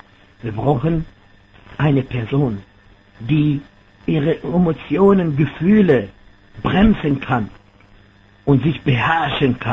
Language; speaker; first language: German; non-native, fluent; Arabic